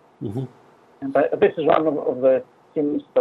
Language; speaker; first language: English; non-native, fluent; Greek